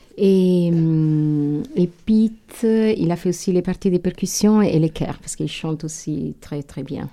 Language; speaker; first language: French; non-native, fluent; Italian